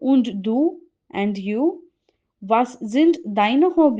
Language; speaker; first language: German; non-native, fluent; Hindi